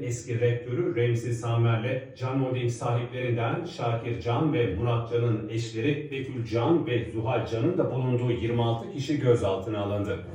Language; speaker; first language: Turkish; native; Turkish